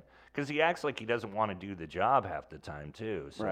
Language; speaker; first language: English; native; English